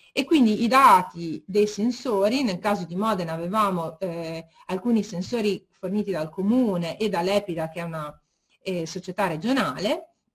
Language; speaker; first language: Italian; native; Italian